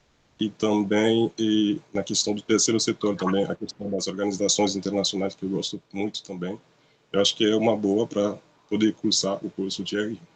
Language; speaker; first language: Portuguese; non-native, local second language; Haitian Creole